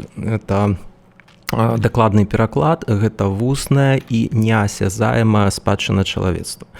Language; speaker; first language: Belarusian; non-native, local second language; Russian